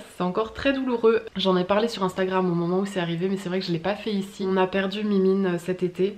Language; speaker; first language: French; native; French